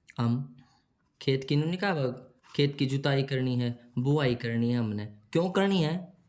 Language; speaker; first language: Hindi; native; Hindi